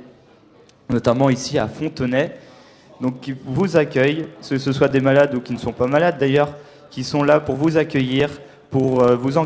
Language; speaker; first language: French; native; French